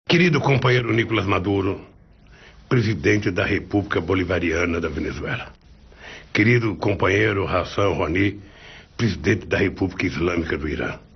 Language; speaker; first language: Portuguese; native; Portuguese